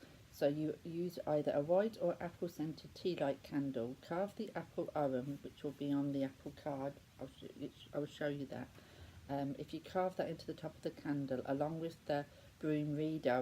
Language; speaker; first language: English; native; English